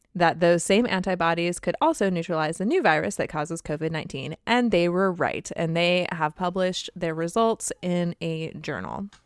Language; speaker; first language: English; native; English